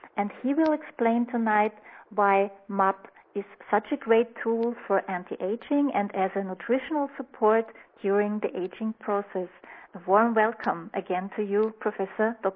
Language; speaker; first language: English; non-native, fluent; German